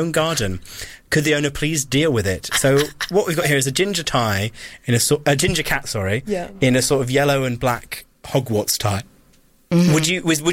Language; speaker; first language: English; native; English